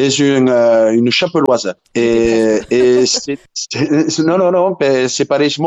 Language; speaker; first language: Catalan; non-native, local second language; French